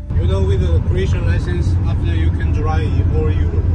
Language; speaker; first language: English; non-native, learner; Croatian